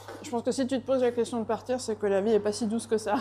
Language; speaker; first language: French; native; French